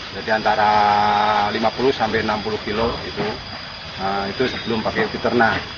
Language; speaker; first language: Indonesian; non-native, local second language; Javanese